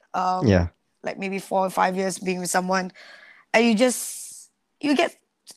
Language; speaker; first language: English; non-native, local second language; Malay